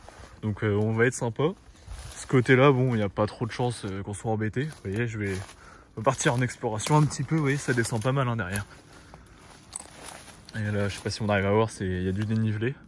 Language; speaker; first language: French; native; French